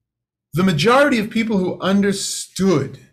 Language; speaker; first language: English; native; English